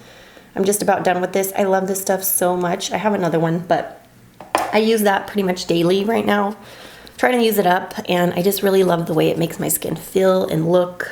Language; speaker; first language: English; native; English